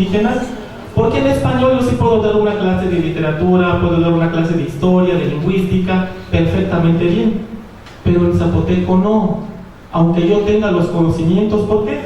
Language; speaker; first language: Spanish; non-native, local second language; Zapotec